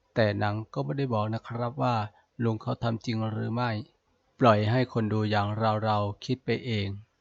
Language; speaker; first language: Thai; native; Thai